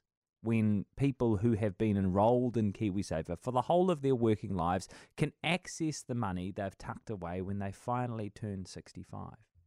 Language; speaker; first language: English; native; English